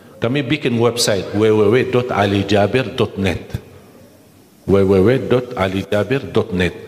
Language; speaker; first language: Malay; non-native, fluent; Arabic